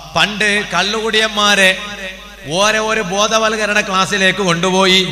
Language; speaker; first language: Malayalam; non-native, local second language; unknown